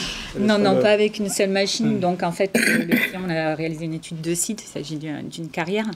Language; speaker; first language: French; native; French